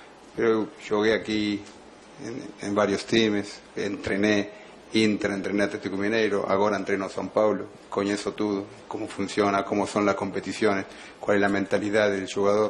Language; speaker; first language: Portuguese; non-native, fluent; Spanish